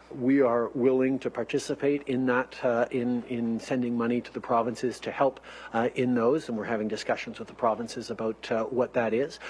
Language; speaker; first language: English; native; English